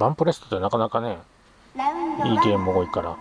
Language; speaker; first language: Japanese; native; Japanese